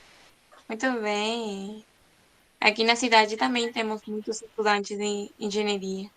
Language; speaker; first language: Portuguese; non-native, fluent; Spanish